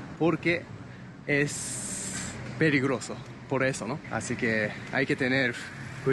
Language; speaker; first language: Spanish; non-native, fluent; Japanese